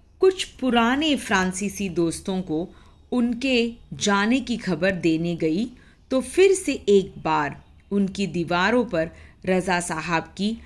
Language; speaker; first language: Hindi; non-native, local second language; Marathi